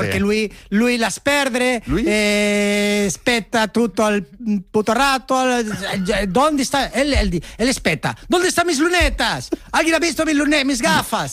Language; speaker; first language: Spanish; native; Spanish